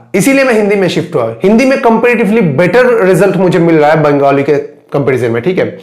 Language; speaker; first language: Hindi; non-native, local second language; Bangla